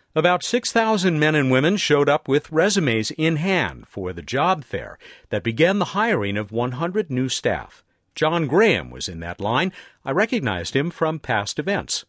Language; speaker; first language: English; native; English